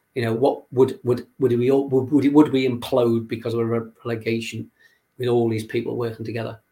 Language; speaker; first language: English; native; English